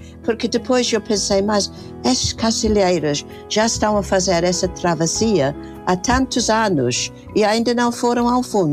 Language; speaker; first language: Portuguese; non-native, fluent; English